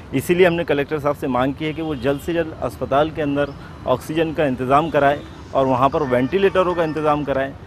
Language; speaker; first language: Hindi; non-native, local second language; Urdu